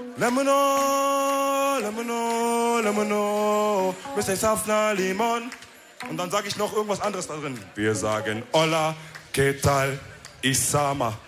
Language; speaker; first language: German; early bilingual, other home language; Wolof